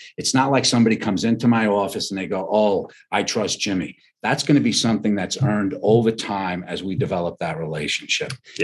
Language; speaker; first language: English; native; English